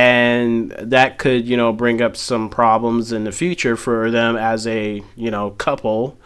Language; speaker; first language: English; native; English